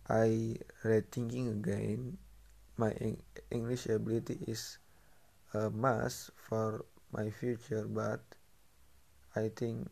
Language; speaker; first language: English; non-native, learner; Indonesian